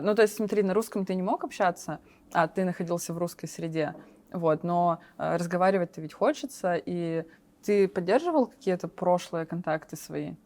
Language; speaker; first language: Russian; native; Russian